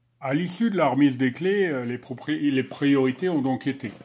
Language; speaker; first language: French; native; French